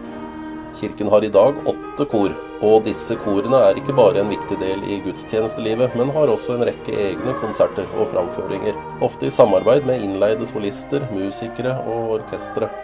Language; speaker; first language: Norwegian; native; Norwegian